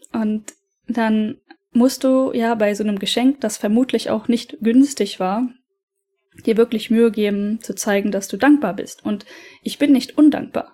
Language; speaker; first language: German; native; German